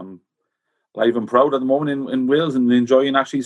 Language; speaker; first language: English; native; English